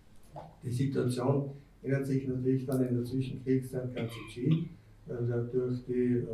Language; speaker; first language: German; native; German